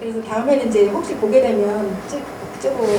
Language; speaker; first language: Korean; native; Korean